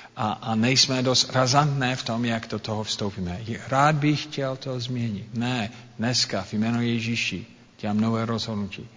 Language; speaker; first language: Czech; non-native, fluent; English